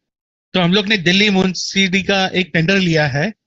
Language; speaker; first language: Hindi; native; Hindi